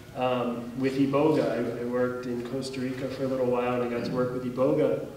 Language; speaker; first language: English; native; English